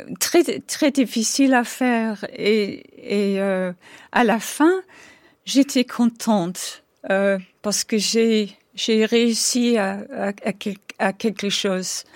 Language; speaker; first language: French; non-native, fluent; English